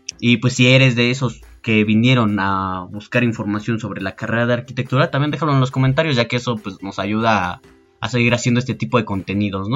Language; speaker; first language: Spanish; native; Spanish